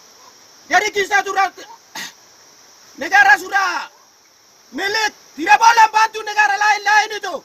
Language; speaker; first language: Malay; non-native, local second language; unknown